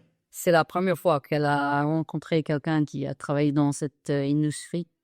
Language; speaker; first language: French; non-native, fluent; English